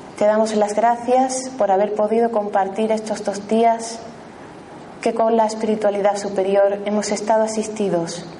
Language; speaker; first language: Spanish; native; Spanish